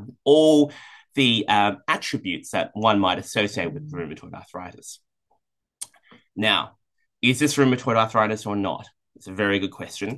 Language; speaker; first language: English; native; English